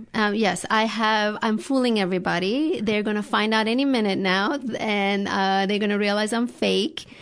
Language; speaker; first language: English; non-native, fluent; Turkish